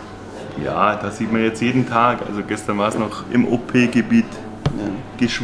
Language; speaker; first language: German; native; German